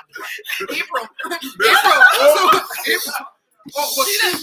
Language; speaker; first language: English; native; English